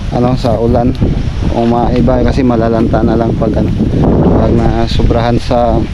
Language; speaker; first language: Filipino; non-native, local second language; Cebuano